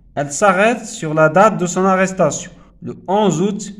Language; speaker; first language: French; non-native, local second language; Arabic